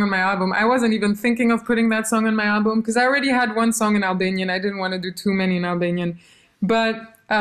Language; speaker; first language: English; non-native, fluent; Albanian